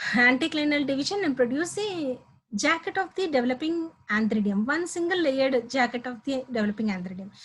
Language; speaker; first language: English; non-native, local second language; Telugu